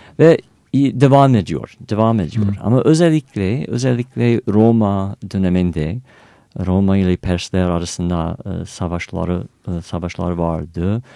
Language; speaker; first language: Turkish; non-native, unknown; English